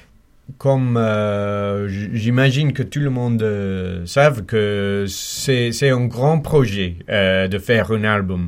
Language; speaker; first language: French; non-native, fluent; English